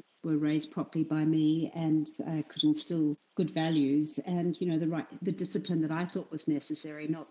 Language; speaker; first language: English; native; English